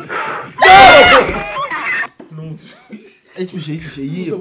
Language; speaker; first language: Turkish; non-native, learner; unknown